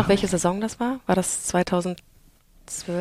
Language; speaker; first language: German; native; German